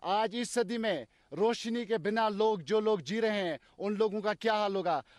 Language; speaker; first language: Hindi; non-native, local second language; Kashmiri